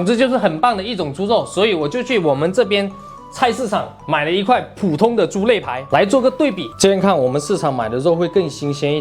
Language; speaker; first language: Chinese; native; Chinese